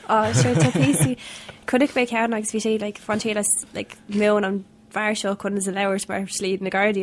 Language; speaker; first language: Irish; non-native, local second language; English